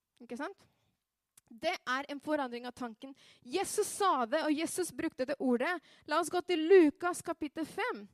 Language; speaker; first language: Norwegian; non-native, fluent; Spanish